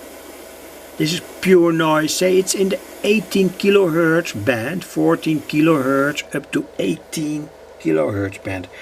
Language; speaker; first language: English; non-native, fluent; Dutch